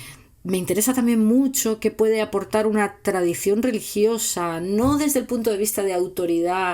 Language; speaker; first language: Spanish; native; Spanish